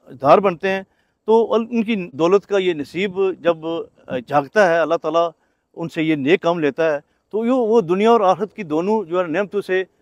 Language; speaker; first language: Urdu; non-native, local second language; Pahari-Potwari